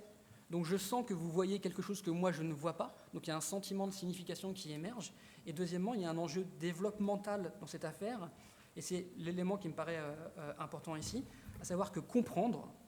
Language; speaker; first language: French; native; French